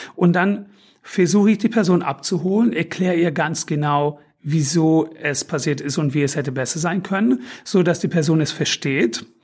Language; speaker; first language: German; early bilingual, other home language; Turkish